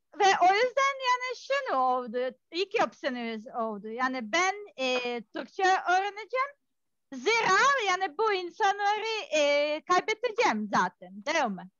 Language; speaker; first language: Turkish; non-native, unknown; Serbian